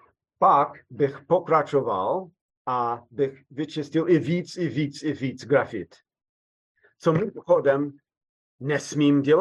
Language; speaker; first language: Czech; non-native, fluent; English